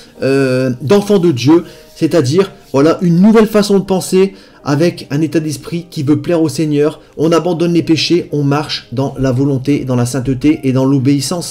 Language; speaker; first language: French; native; French